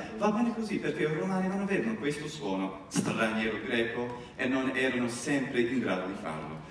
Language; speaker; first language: Italian; non-native, fluent; English